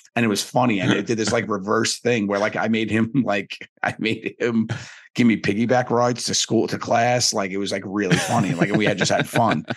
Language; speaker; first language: English; native; English